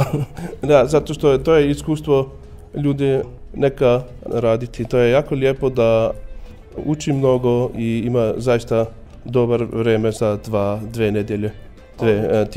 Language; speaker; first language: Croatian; non-native, learner; German